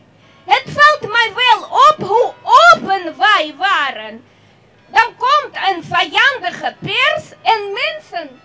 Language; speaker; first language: Dutch; non-native, fluent; Russian